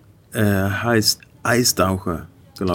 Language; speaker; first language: German; non-native, learner; Dutch